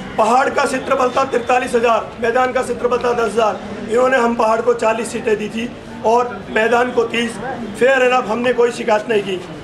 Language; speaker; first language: Hindi; non-native, local second language; Garhwali